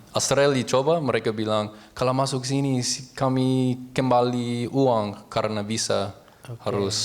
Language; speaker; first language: Indonesian; non-native, learner; English